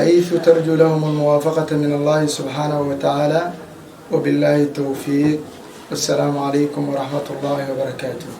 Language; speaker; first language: Arabic; non-native, local second language; Somali